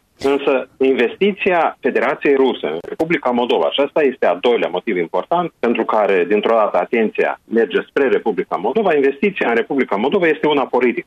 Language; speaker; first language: Romanian; native; Romanian